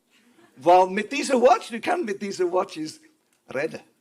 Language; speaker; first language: German; non-native, fluent; English